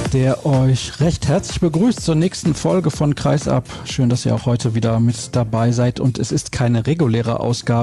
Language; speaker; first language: German; native; German